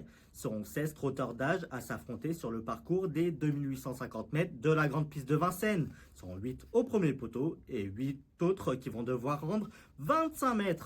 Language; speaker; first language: French; native; French